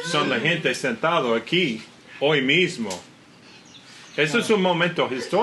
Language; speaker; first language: Spanish; non-native, learner; English